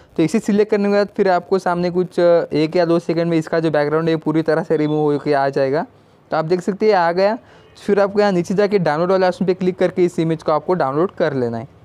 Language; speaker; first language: Hindi; non-native, local second language; Marathi